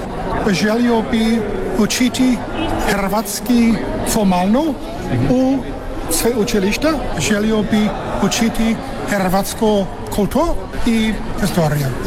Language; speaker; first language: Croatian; non-native, learner; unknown